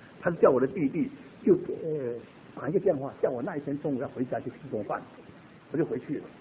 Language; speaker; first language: Chinese; native; Chinese